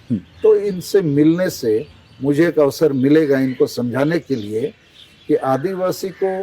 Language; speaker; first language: Hindi; non-native, local second language; Santali